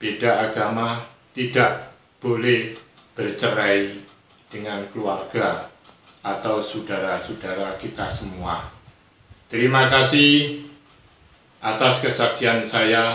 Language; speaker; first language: Indonesian; non-native, local second language; Javanese